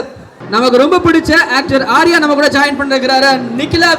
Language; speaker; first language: Tamil; native; Tamil